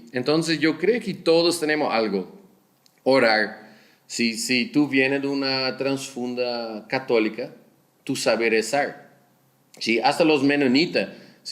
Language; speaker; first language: Spanish; non-native, fluent; Portuguese